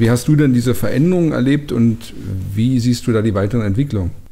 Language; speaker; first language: German; native; German